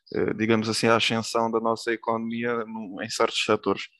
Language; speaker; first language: Portuguese; early bilingual, other home language; Ukrainian